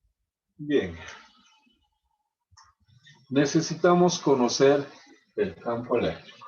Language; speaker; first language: Spanish; native; Spanish